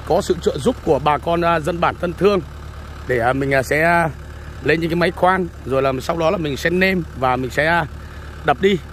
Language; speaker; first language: Vietnamese; non-native, local second language; Hmong